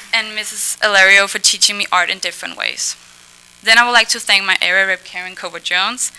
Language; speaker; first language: English; non-native, fluent; Danish